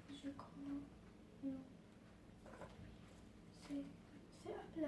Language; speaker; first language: French; non-native, learner; Arabic